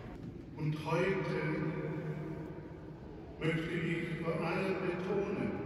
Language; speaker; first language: German; non-native, fluent; Ukrainian